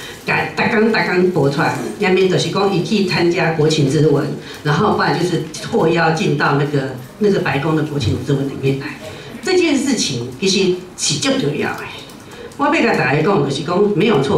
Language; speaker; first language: Chinese; non-native, local second language; Min Nan Chinese